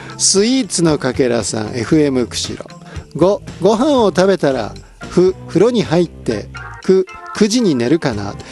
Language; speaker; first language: Japanese; native; Japanese